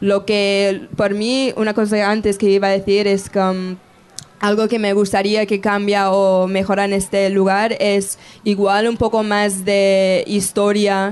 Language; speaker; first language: Spanish; non-native, local second language; Catalan